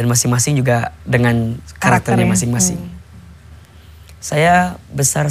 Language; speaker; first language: Indonesian; native; Indonesian